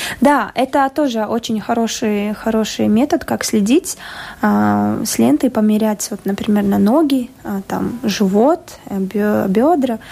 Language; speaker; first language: Russian; non-native, local second language; Latvian